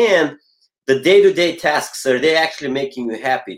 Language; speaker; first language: English; non-native, fluent; Bulgarian